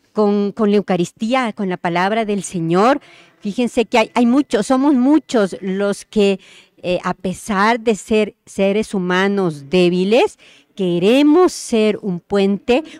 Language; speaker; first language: Spanish; native; Spanish